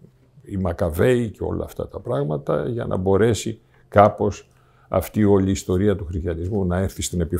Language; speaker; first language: Greek; native; Greek